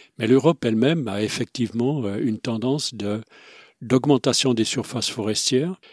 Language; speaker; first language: French; non-native, local second language; Swiss German